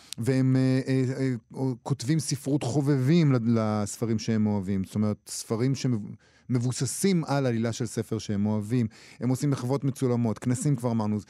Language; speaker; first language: Hebrew; native; Hebrew